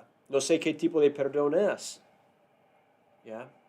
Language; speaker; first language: Spanish; non-native, fluent; English